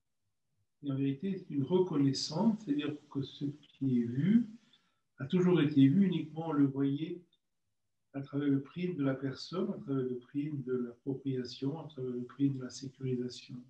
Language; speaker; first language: French; native; French